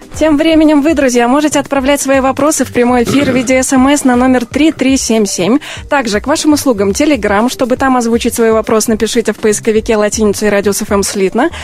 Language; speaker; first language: Russian; native; Russian